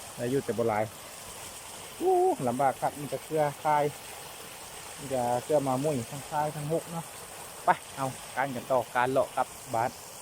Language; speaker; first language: Thai; native; Thai